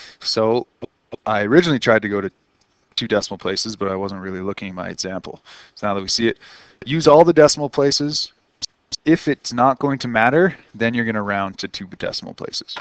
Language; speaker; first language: English; native; English